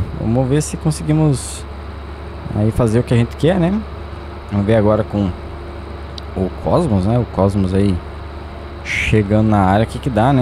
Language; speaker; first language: Portuguese; native; Portuguese